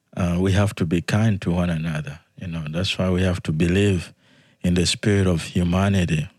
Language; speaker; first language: English; non-native, fluent; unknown